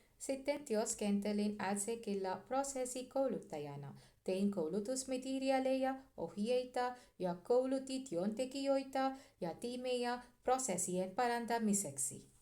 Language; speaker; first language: Finnish; non-native, learner; Tamil